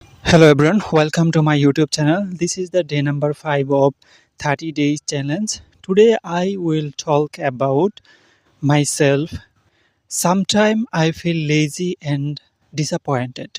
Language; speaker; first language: English; non-native, learner; Bangla